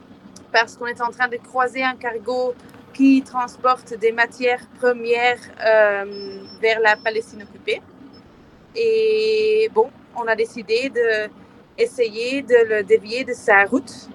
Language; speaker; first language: French; non-native, fluent; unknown